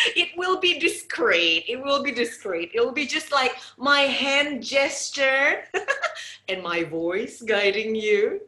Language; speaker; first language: English; non-native, fluent; Indonesian